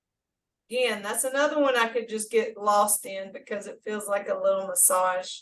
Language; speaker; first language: English; native; English